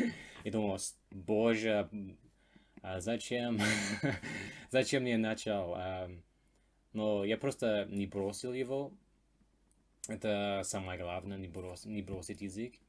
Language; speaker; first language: Russian; non-native, fluent; English